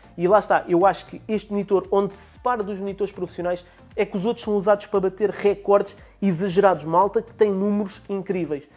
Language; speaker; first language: Portuguese; native; Portuguese